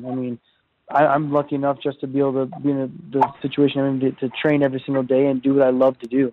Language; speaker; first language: English; native; English